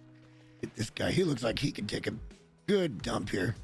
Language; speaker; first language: English; native; English